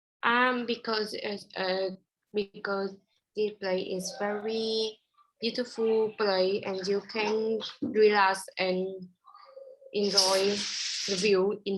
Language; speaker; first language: English; non-native, learner; Vietnamese